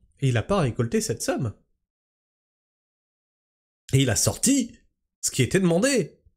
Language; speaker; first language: French; native; French